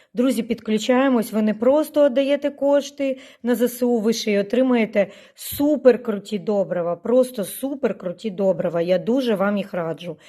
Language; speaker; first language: Ukrainian; non-native, local second language; Russian